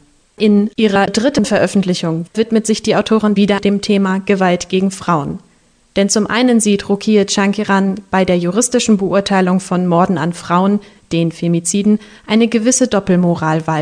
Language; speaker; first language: German; native; German